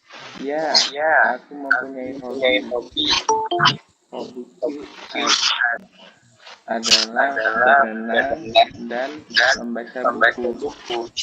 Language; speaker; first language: Indonesian; non-native, learner; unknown